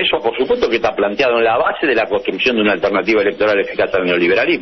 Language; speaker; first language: Spanish; native; Spanish